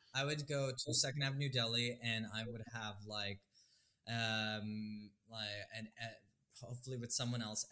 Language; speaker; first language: English; native; English